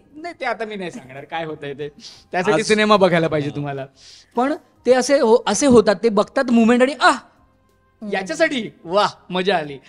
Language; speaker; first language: Marathi; native; Marathi